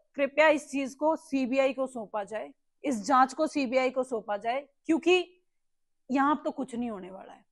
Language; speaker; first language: Hindi; native; Hindi